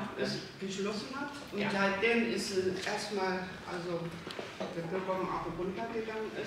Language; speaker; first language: German; non-native, learner; Korean